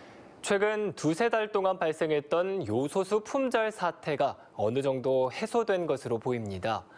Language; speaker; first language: Korean; native; Korean